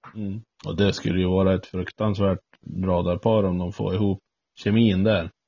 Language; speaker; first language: Swedish; native; Swedish